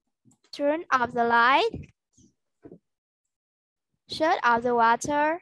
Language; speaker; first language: English; non-native, learner; Vietnamese